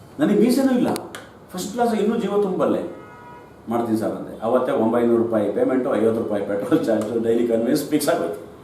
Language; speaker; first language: Kannada; native; Kannada